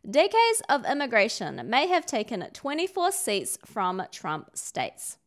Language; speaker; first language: English; native; English